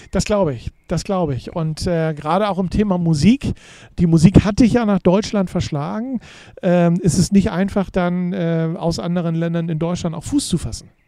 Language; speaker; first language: German; native; German